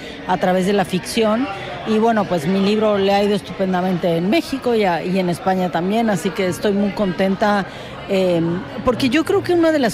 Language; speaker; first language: Spanish; native; Spanish